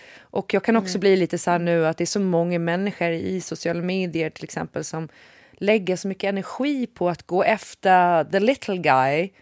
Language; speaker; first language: Swedish; native; Swedish